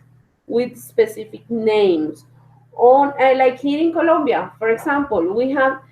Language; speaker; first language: English; non-native, fluent; Spanish